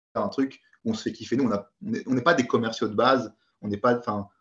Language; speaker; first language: French; native; French